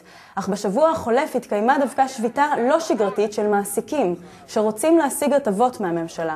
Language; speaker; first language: Hebrew; native; Hebrew